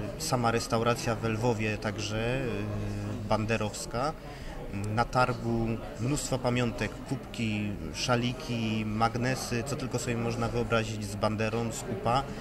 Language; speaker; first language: Polish; native; Polish